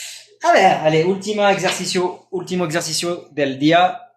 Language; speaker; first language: Spanish; non-native, fluent; French